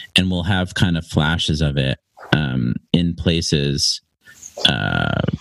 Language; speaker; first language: English; native; English